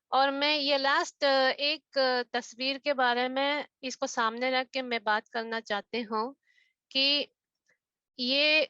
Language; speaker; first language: Hindi; non-native, fluent; Japanese